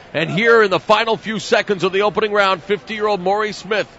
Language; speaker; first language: English; native; English